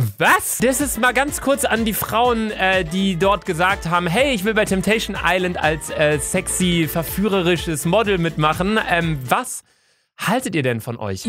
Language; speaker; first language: German; native; German